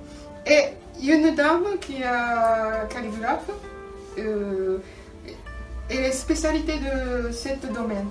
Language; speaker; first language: French; non-native, learner; Japanese